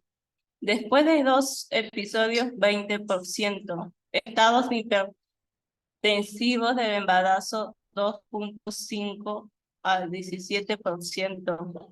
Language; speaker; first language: Spanish; native; Spanish